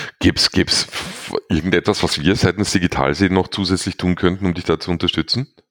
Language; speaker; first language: German; native; German